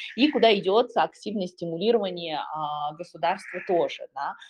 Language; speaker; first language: Russian; non-native, fluent; Chinese